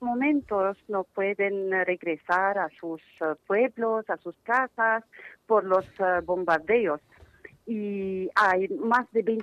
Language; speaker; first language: Spanish; non-native, fluent; Arabic